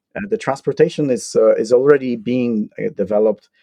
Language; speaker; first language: English; non-native, fluent; Polish